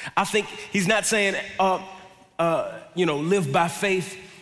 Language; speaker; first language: English; native; English